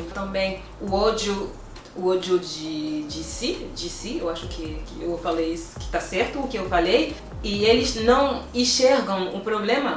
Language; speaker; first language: Portuguese; non-native, fluent; French